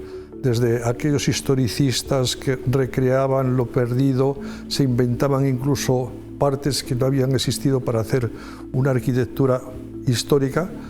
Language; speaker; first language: Spanish; native; Spanish